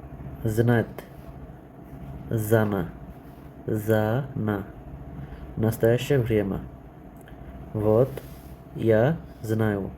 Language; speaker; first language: Russian; non-native, learner; Bangla